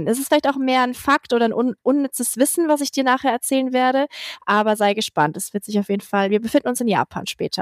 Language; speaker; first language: German; native; German